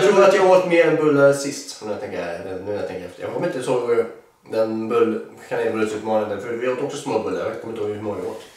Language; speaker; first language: Swedish; native; Swedish